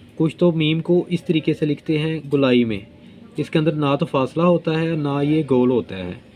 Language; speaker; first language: Urdu; non-native, local second language; Punjabi